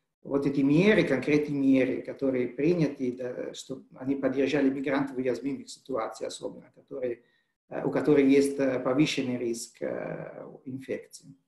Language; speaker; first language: Russian; non-native, fluent; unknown